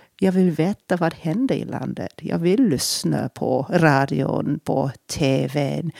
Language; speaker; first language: Swedish; non-native, fluent; English